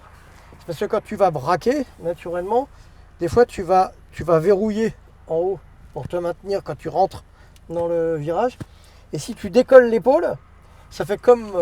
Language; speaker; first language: French; native; French